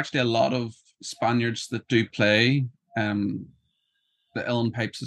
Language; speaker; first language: English; native; English